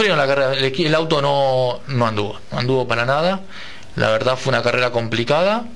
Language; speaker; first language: Spanish; native; Spanish